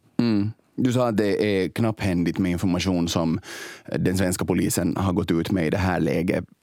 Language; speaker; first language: Swedish; native; Swedish